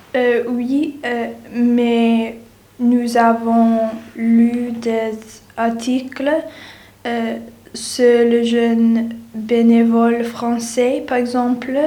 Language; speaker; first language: French; non-native, learner; English